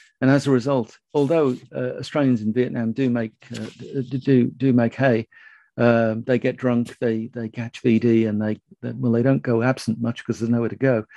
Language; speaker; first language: English; native; English